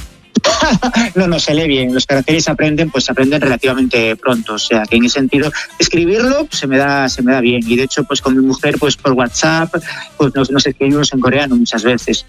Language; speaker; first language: Spanish; native; Spanish